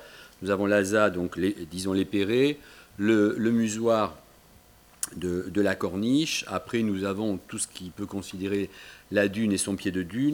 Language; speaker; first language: French; native; French